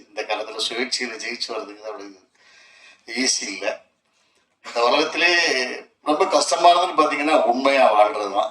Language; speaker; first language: Tamil; native; Tamil